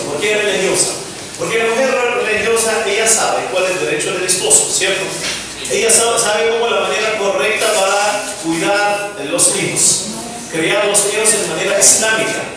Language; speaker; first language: Spanish; non-native, fluent; Arabic